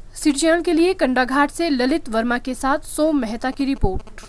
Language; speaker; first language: Hindi; native; Hindi